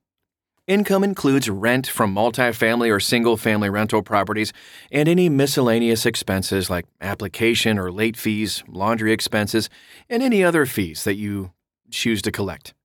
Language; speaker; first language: English; native; English